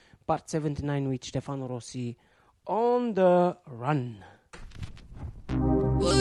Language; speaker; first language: English; non-native, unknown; Romanian